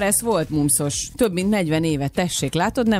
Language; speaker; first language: Hungarian; native; Hungarian